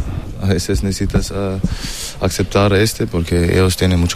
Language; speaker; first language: Spanish; non-native, learner; German